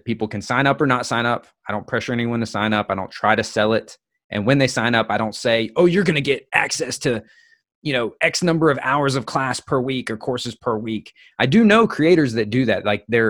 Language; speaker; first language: English; native; English